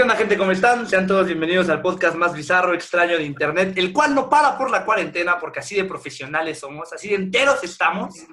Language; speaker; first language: Spanish; native; Spanish